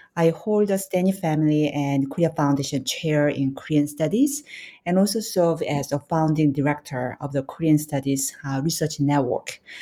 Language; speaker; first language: English; non-native, fluent; Korean